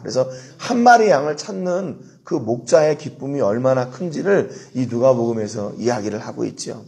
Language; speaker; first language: Korean; native; Korean